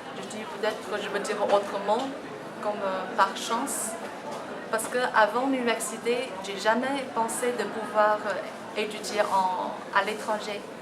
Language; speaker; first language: French; non-native, fluent; Chinese